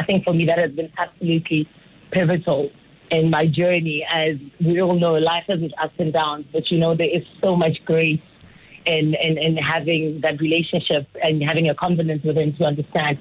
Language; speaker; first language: English; non-native, local second language; Northern Sotho